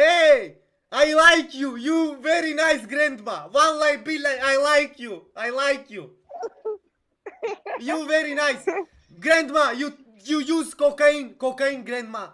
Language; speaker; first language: English; non-native, learner; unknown